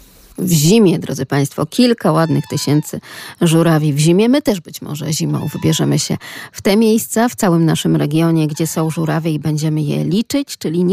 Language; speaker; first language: Polish; native; Polish